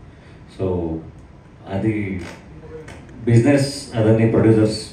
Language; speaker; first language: Telugu; non-native, learner; Kannada